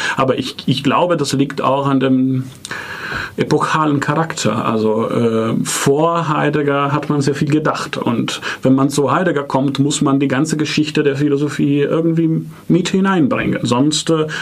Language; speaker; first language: German; non-native, fluent; Italian